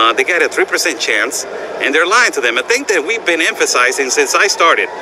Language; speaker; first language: English; non-native, fluent; Spanish